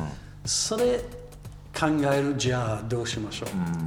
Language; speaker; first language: Japanese; non-native, learner; English